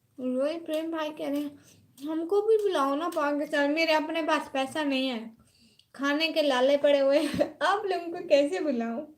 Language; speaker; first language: Urdu; non-native, local second language; Saraiki